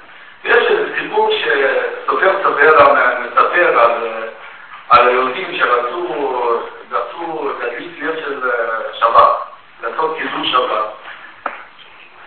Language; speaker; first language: Hebrew; non-native, fluent; Russian